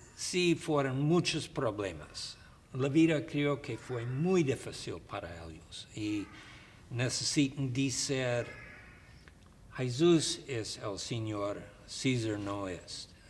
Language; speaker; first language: Spanish; non-native, learner; English